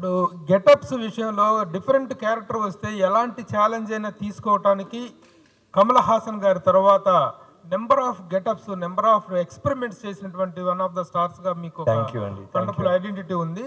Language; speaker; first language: Telugu; native; Telugu